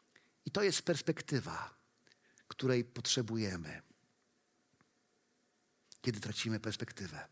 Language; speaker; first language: Polish; native; Polish